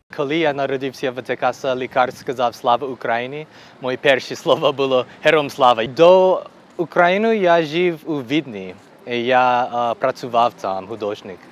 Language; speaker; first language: Ukrainian; non-native, learner; English